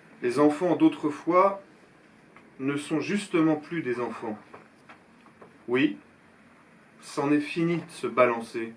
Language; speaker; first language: French; native; French